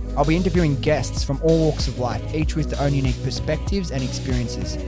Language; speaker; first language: English; native; English